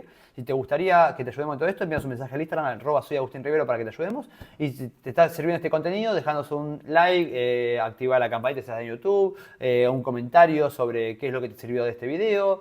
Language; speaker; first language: Spanish; native; Spanish